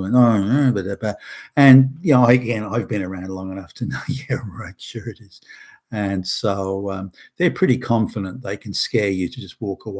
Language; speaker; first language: English; native; English